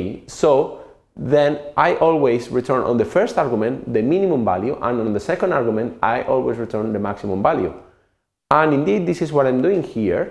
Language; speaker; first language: English; non-native, fluent; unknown